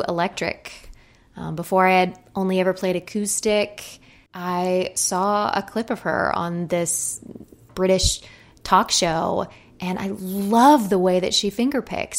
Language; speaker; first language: English; native; English